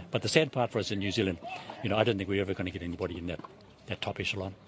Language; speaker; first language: English; native; English